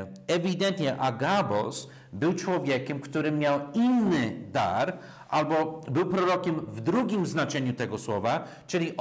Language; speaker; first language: Polish; non-native, fluent; English